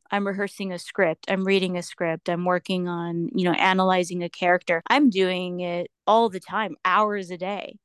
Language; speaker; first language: English; native; English